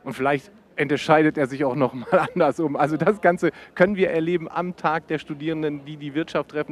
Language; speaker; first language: German; native; German